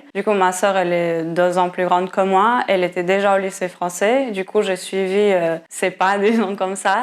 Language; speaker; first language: French; non-native, fluent; Portuguese